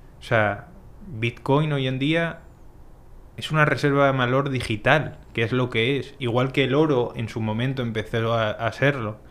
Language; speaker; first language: Spanish; native; Spanish